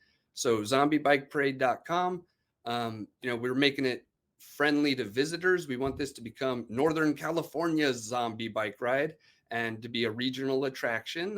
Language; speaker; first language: English; native; English